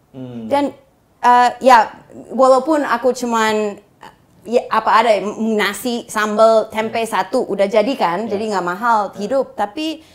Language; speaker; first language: Indonesian; non-native, fluent; English